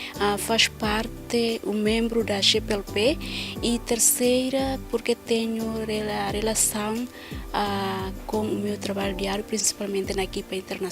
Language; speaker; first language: Portuguese; non-native, fluent; Tetum